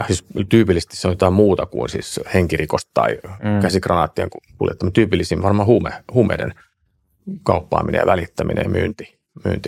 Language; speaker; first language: Finnish; native; Finnish